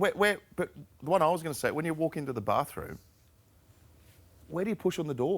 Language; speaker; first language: English; native; English